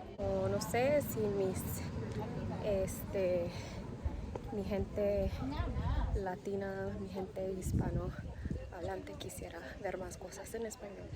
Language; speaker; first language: Spanish; early bilingual, heritage; Spanish